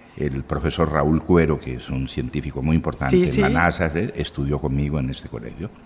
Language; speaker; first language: Spanish; native; Spanish